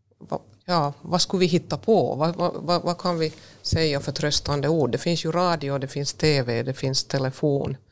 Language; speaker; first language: Swedish; native; Swedish